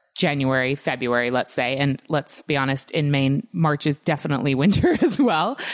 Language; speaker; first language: English; native; English